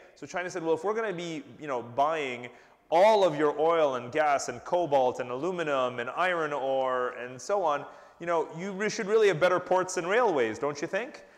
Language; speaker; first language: English; native; English